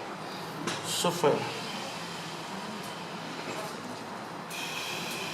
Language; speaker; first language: French; non-native, learner; Vietnamese